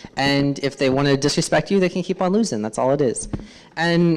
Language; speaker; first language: English; native; English